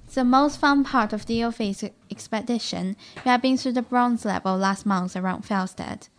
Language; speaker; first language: English; non-native, fluent; Chinese